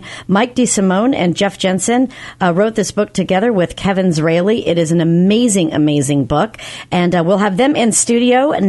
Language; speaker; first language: English; native; English